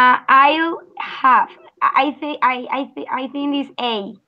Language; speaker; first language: English; non-native, learner; Spanish